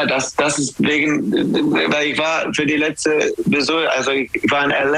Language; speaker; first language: German; non-native, fluent; English